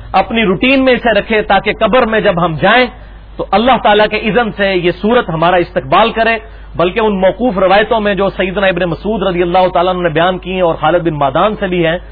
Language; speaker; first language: Urdu; non-native, local second language; Punjabi